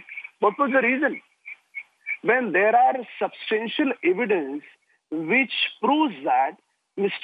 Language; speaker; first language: English; non-native, local second language; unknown